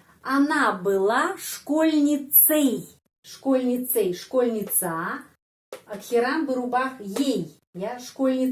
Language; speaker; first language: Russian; non-native, fluent; Indonesian